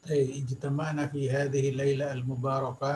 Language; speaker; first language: Arabic; non-native, fluent; Indonesian